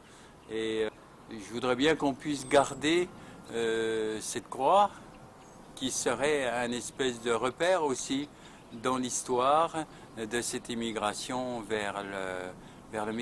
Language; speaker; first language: French; native; French